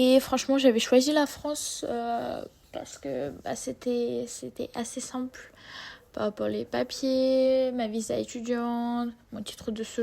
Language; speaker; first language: French; non-native, fluent; Russian